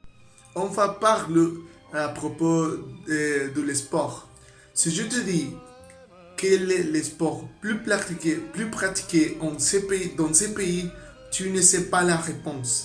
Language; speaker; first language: French; non-native, learner; Spanish